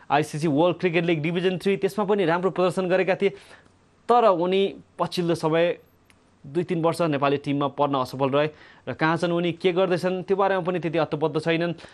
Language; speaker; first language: Nepali; native; Nepali